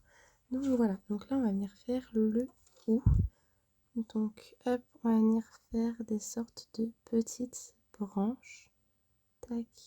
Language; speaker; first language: French; native; French